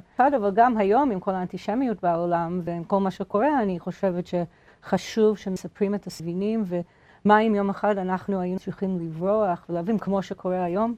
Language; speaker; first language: Hebrew; non-native, fluent; English